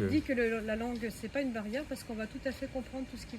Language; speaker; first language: French; native; French